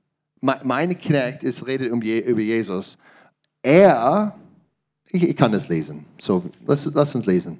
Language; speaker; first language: German; non-native, learner; English